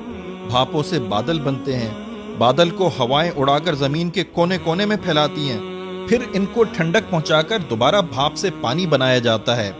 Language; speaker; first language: Urdu; native; Urdu